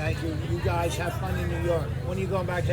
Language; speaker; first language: English; native; English